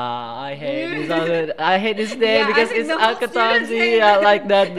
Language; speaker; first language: English; non-native, fluent; Indonesian